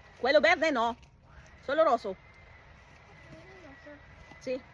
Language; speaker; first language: Italian; non-native, learner; Filipino